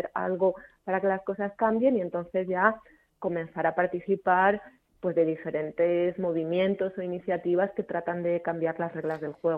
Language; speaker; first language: Spanish; native; Spanish